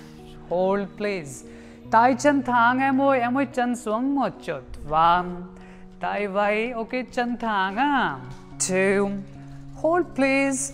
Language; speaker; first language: Vietnamese; non-native, learner; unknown